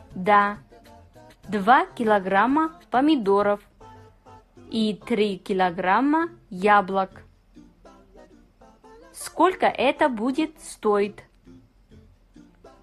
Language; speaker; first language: Russian; non-native, fluent; Kazakh